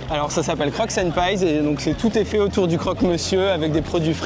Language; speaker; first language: French; native; French